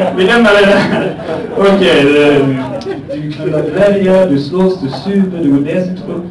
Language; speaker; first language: Swedish; early bilingual, other home language; Persian